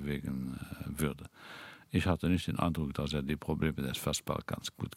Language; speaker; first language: German; non-native, local second language; Luxembourgish